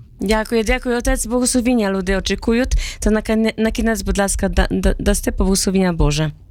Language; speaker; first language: Ukrainian; native; Ukrainian